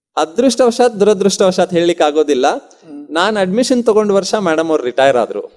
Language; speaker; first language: Kannada; non-native, local second language; Urdu